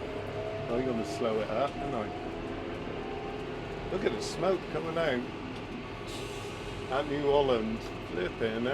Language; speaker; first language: English; native; English